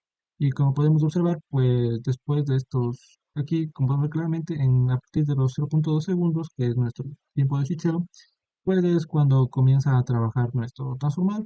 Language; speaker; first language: Spanish; native; Spanish